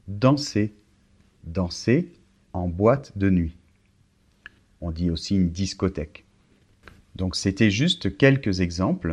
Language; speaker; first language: French; native; French